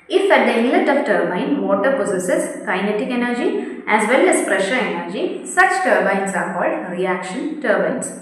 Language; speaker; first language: English; non-native, local second language; Malayalam